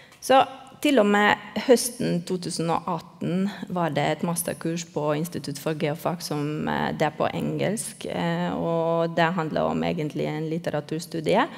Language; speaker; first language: Norwegian; non-native, fluent; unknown